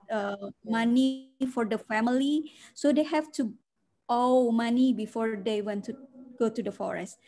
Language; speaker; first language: English; non-native, fluent; Indonesian